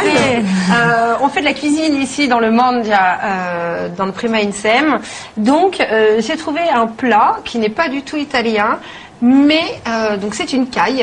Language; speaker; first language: French; native; French